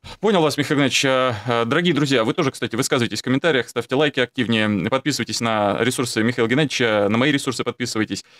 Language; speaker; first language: Russian; native; Russian